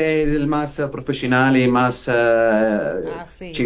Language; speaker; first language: Spanish; non-native, learner; Arabic